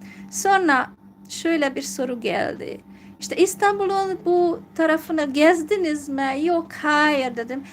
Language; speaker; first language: Turkish; non-native, fluent; Hungarian